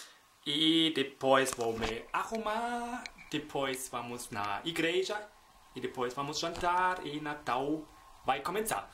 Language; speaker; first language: Portuguese; non-native, fluent; German